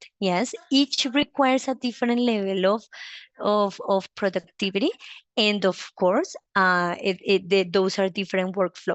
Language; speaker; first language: English; non-native, fluent; Spanish